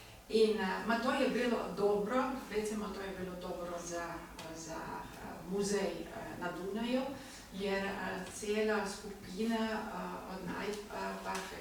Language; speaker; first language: Slovenian; non-native, learner; German